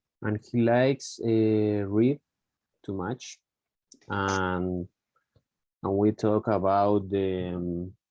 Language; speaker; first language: English; non-native, learner; Spanish